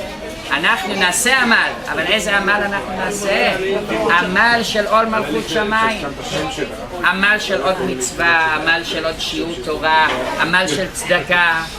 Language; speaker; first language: Hebrew; non-native, fluent; English